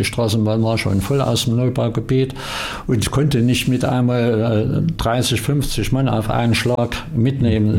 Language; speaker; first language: German; native; German